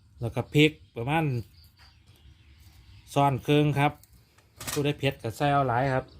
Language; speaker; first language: Thai; non-native, local second language; Northeastern Thai